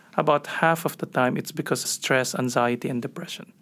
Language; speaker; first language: English; non-native, local second language; Filipino